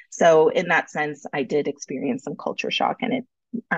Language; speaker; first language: English; early bilingual, other home language; Korean